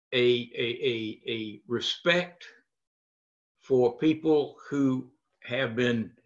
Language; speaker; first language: English; native; English